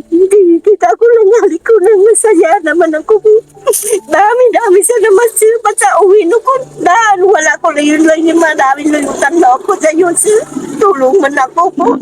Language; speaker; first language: Filipino; non-native, learner; Vietnamese